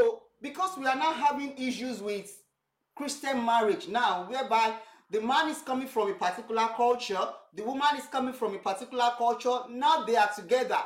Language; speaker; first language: English; non-native, local second language; Yoruba